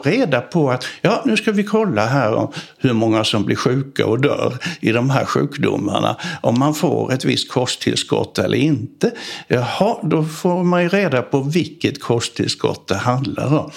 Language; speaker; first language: Swedish; native; Swedish